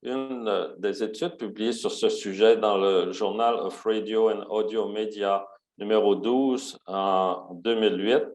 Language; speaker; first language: French; native; French